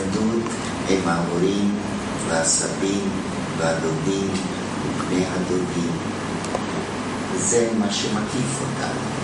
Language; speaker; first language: Hebrew; non-native, fluent; German